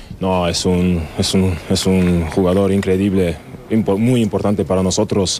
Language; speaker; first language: Spanish; non-native, learner; German